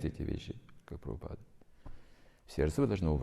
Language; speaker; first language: Russian; native; Russian